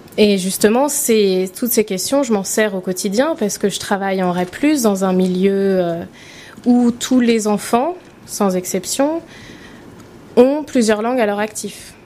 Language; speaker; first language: French; native; French